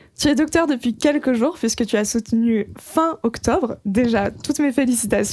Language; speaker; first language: French; native; French